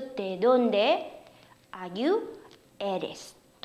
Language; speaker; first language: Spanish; non-native, fluent; Korean